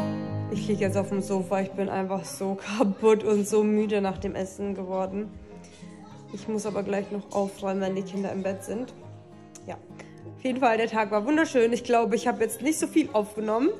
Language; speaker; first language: German; native; German